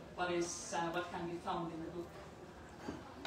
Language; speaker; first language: English; non-native, fluent; Estonian